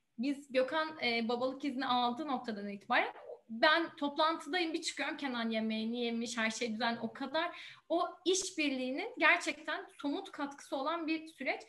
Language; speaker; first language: Turkish; native; Turkish